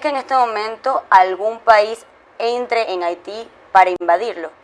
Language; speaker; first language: Spanish; native; Spanish